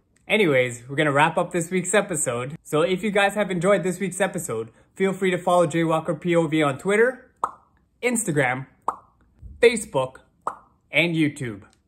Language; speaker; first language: English; native; English